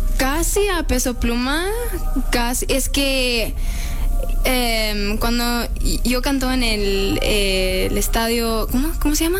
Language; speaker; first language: Spanish; early bilingual, heritage; Spanish